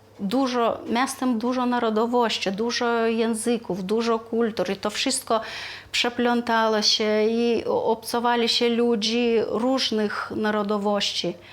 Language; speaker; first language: Polish; non-native, fluent; Lithuanian